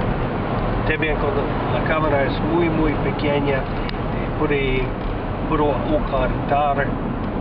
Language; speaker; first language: Spanish; non-native, learner; Portuguese